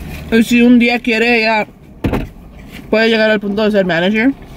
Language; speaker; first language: Spanish; early bilingual, heritage; Spanish